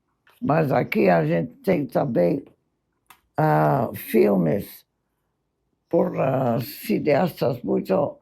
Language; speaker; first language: Portuguese; non-native, fluent; English